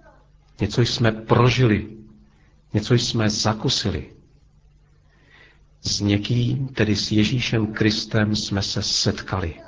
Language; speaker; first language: Czech; native; Czech